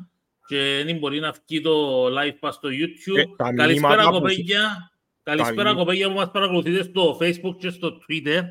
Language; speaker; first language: Greek; native; Greek